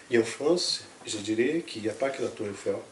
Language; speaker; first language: French; non-native, fluent; Portuguese